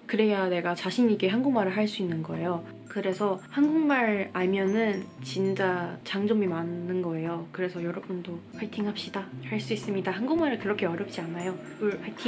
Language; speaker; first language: Korean; non-native, fluent; Cantonese